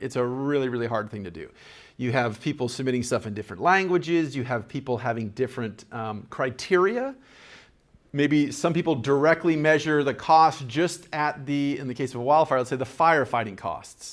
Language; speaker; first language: English; native; English